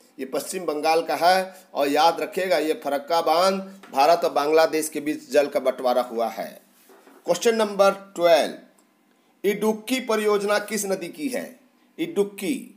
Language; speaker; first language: Hindi; native; Hindi